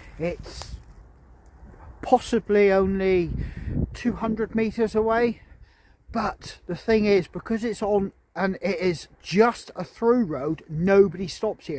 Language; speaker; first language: English; native; English